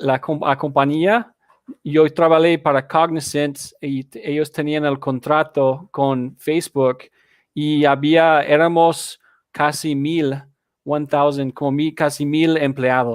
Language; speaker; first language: Spanish; non-native, fluent; English